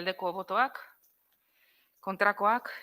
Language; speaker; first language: Basque; non-native, local second language; Spanish